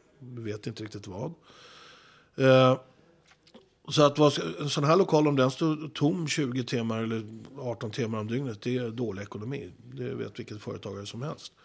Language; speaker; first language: Swedish; native; Swedish